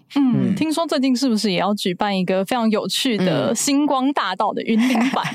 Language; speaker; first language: Chinese; native; Chinese